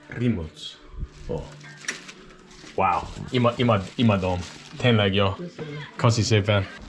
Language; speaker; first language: Hungarian; non-native, learner; English